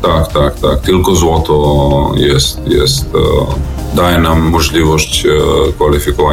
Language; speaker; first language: Polish; non-native, fluent; Serbian